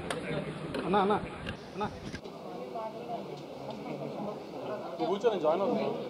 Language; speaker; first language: Telugu; native; Telugu